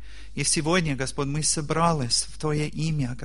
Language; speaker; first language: Russian; non-native, learner; English